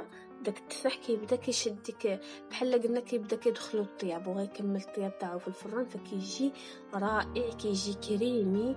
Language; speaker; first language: Arabic; native; Arabic